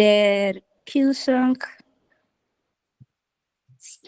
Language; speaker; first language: German; non-native, learner; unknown